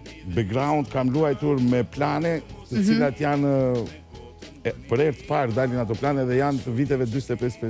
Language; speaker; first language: Albanian; native; Albanian